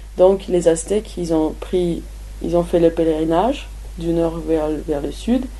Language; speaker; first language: French; non-native, fluent; Spanish